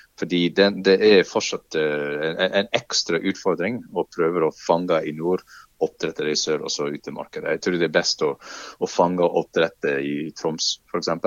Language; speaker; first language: Norwegian; non-native, fluent; English